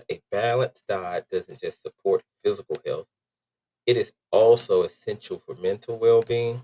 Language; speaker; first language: English; native; English